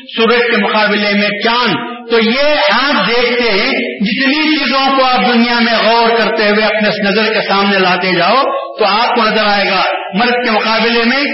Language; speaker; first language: Urdu; native; Urdu